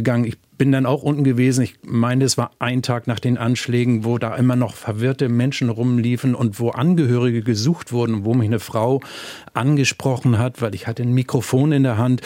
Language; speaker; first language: German; native; German